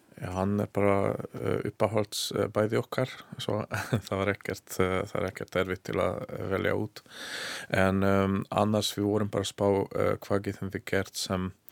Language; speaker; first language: Icelandic; non-native, learner; Hungarian